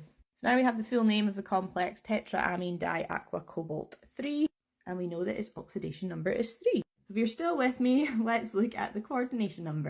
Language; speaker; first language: English; native; English